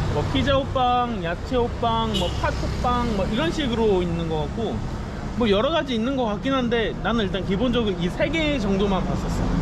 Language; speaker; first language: Korean; native; Korean